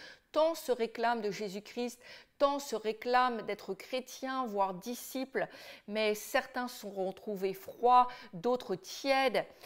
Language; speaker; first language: French; native; French